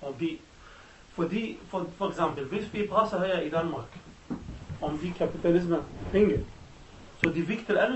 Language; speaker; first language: Danish; non-native, learner; Arabic